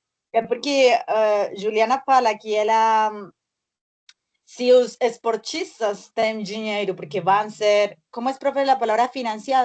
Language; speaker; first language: Portuguese; non-native, learner; Spanish